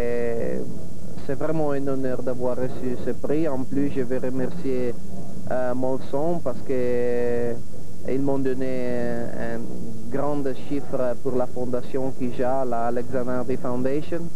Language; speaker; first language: French; non-native, fluent; Italian